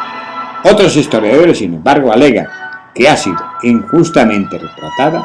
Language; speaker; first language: Spanish; native; Spanish